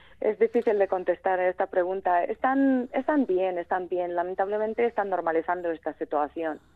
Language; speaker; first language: Spanish; non-native, fluent; Ukrainian